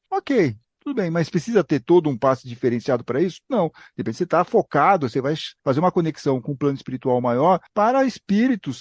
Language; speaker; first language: Portuguese; native; Portuguese